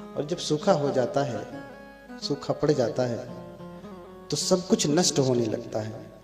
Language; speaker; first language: Hindi; native; Hindi